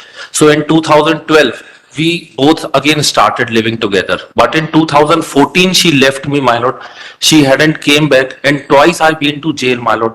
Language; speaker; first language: English; non-native, local second language; Hindi